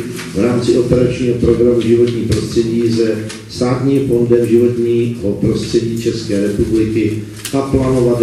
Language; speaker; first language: Czech; native; Czech